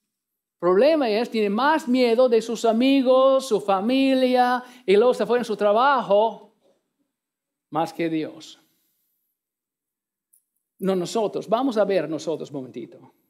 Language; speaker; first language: Spanish; non-native, learner; English